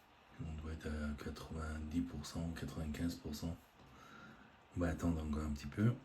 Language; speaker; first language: French; native; French